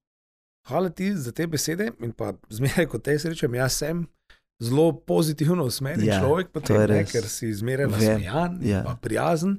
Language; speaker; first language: Slovenian; native; Slovenian